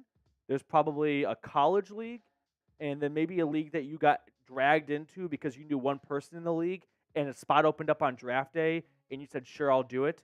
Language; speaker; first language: English; native; English